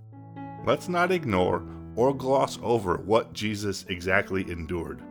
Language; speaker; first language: English; native; English